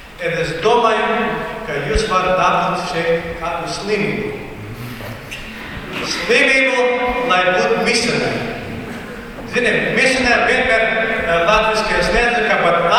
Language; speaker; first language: Latvian; non-native, learner; Portuguese